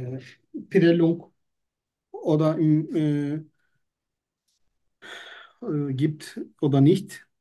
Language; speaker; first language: German; non-native, learner; Turkish